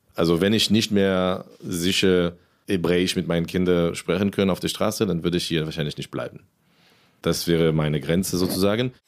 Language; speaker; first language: German; non-native, fluent; Hebrew